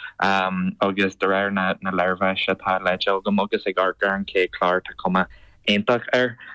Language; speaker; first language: Irish; native; Irish